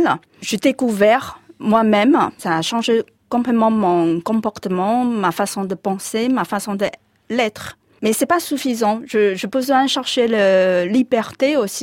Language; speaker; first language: French; non-native, fluent; Chinese